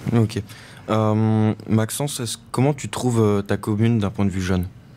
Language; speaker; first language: French; native; French